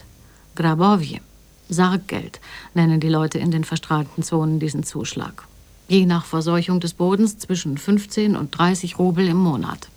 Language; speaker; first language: German; native; German